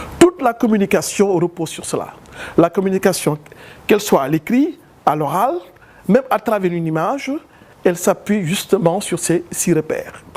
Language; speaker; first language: French; non-native, local second language; Wolof